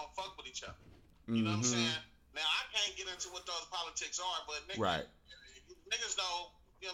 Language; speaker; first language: English; native; English